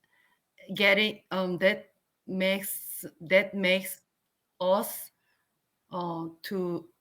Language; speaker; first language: English; non-native, learner; Korean